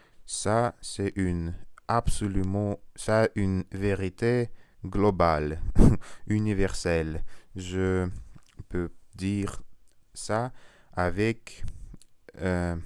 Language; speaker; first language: French; non-native, learner; Russian